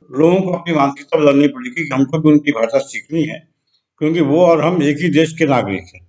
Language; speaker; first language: Hindi; non-native, local second language; Telugu